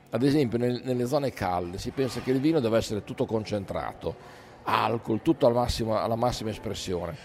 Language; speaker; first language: Italian; native; Italian